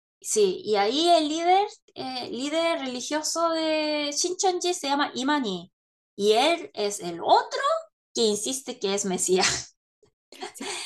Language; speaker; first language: Spanish; non-native, fluent; Korean